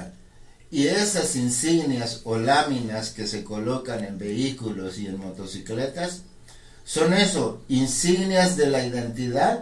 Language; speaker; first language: Spanish; non-native, local second language; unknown